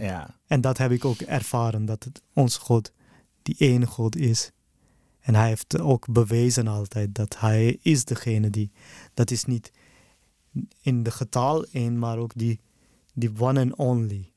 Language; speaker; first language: Dutch; early bilingual, other home language; Urdu